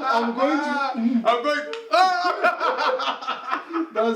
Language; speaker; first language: English; non-native, local second language; Akan